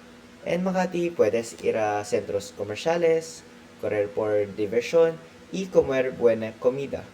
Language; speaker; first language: Spanish; non-native, learner; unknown